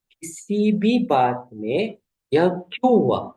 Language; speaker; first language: Hindi; non-native, local second language; Kannada